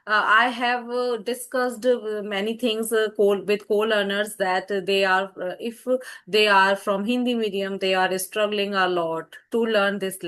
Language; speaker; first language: English; non-native, fluent; Hindi